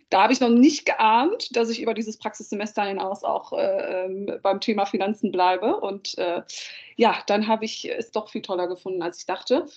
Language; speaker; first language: German; early bilingual, other home language; Dutch